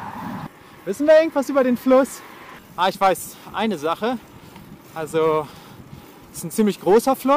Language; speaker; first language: German; native; German